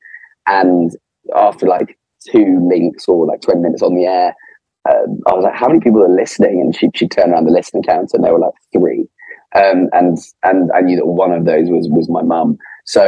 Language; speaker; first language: English; native; English